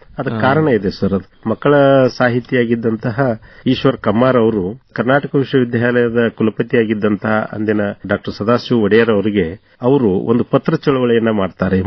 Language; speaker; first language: Kannada; native; Kannada